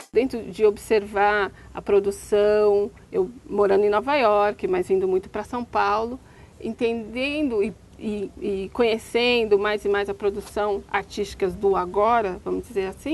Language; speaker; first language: Portuguese; native; Portuguese